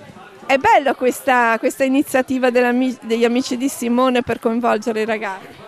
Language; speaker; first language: Italian; native; Italian